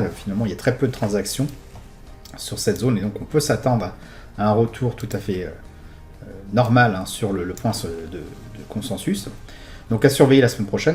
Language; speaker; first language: French; native; French